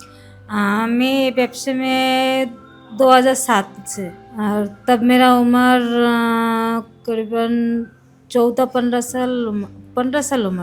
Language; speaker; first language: Hindi; non-native, local second language; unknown